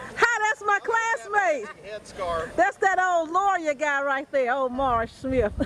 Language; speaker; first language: English; native; English